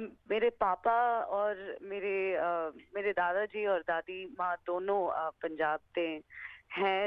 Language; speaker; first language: Punjabi; early bilingual, heritage; Punjabi